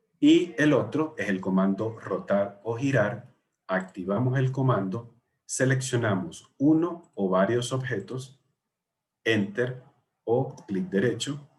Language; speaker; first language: Spanish; native; Spanish